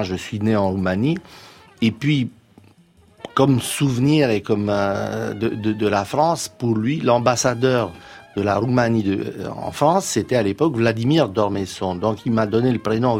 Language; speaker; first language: French; non-native, fluent; Romanian